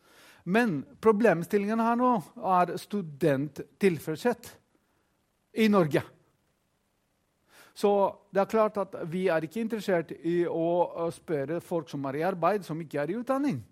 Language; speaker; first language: Norwegian; non-native, fluent; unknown